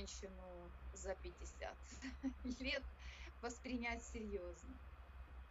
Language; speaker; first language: Russian; native; Russian